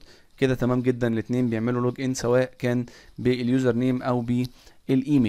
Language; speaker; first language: Arabic; native; Arabic